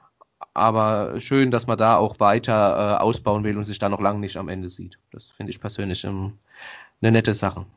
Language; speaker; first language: German; native; German